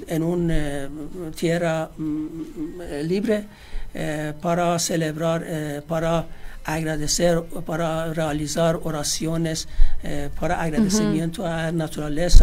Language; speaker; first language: Spanish; non-native, fluent; Persian